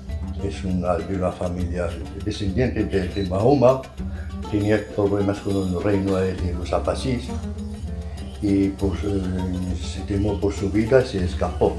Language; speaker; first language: Spanish; non-native, fluent; Arabic